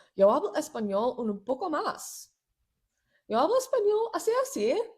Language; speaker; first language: Spanish; non-native, learner; English